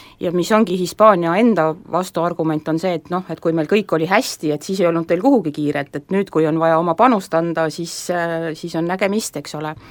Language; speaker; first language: Estonian; native; Estonian